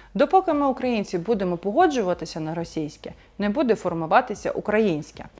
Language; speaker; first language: Ukrainian; non-native, local second language; Russian